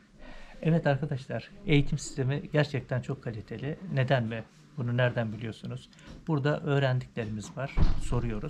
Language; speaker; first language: Turkish; native; Turkish